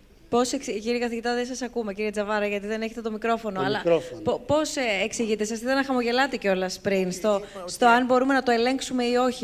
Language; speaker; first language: Greek; native; Greek